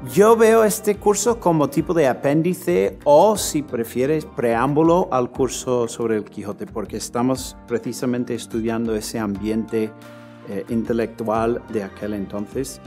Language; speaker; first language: Spanish; non-native, fluent; English